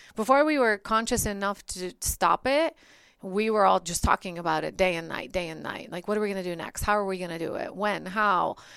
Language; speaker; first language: English; early bilingual, other home language; Bulgarian